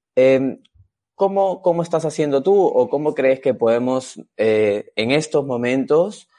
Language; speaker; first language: Spanish; native; Spanish